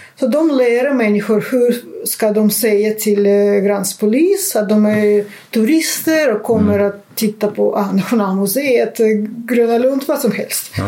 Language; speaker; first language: Swedish; non-native, fluent; Russian